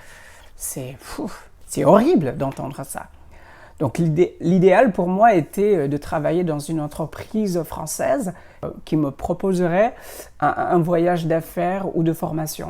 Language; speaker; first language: French; non-native, fluent; Indonesian